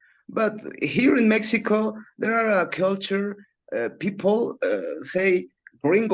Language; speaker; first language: English; non-native, learner; Spanish